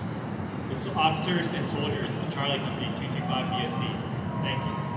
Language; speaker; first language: English; native; English